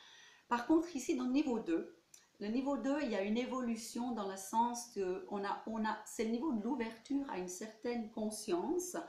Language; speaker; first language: French; native; French